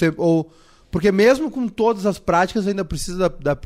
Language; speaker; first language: Portuguese; native; Portuguese